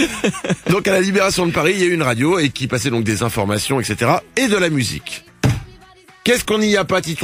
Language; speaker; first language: French; native; French